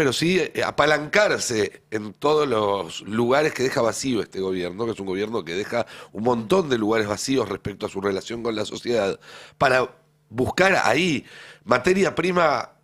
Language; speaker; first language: Spanish; native; Spanish